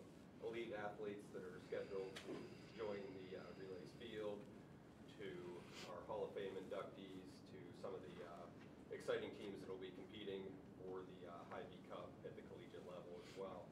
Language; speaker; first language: English; native; English